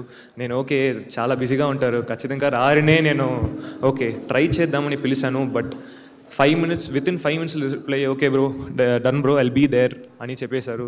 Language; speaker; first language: Telugu; non-native, learner; Tamil